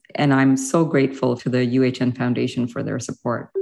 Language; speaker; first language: English; early bilingual, other home language; Hindi